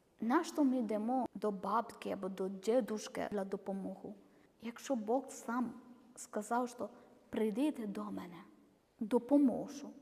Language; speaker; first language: Ukrainian; non-native, learner; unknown